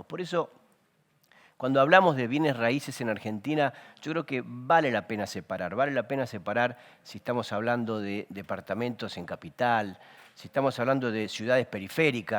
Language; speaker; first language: Spanish; native; Spanish